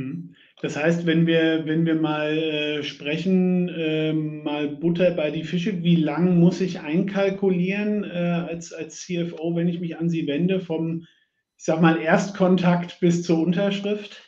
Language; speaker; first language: German; native; German